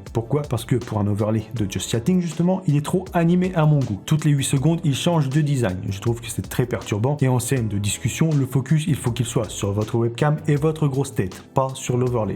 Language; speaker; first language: French; native; French